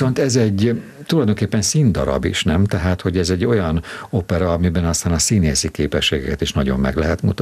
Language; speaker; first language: Hungarian; native; Hungarian